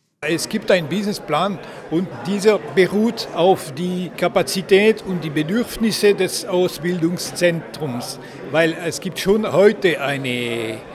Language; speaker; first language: German; non-native, local second language; French